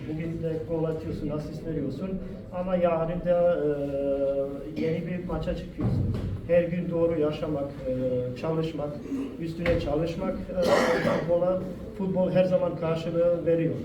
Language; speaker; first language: Turkish; non-native, fluent; Bosnian